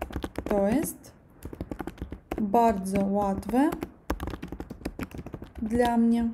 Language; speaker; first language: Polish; non-native, learner; Russian